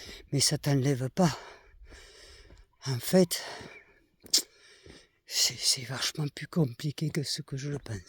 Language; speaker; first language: French; native; French